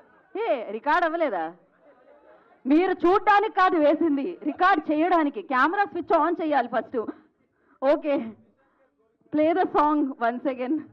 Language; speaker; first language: Telugu; native; Telugu